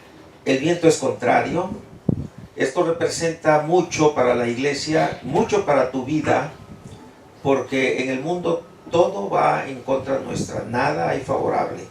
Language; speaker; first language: Spanish; native; Spanish